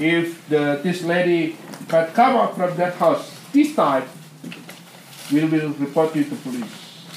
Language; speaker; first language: English; non-native, learner; Indonesian